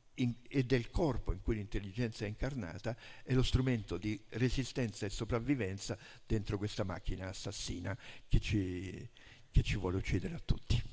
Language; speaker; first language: Italian; native; Italian